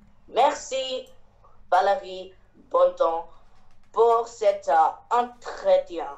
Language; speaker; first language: French; non-native, learner; Chinese